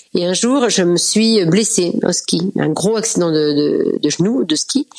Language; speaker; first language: French; native; French